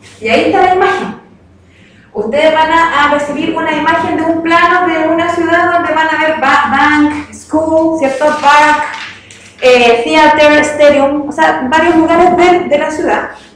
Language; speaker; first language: Spanish; native; Spanish